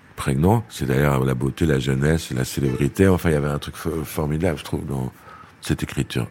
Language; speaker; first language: French; native; French